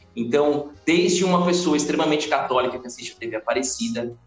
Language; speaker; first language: Portuguese; native; Portuguese